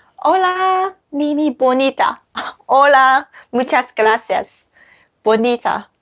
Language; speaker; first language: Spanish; non-native, learner; Chinese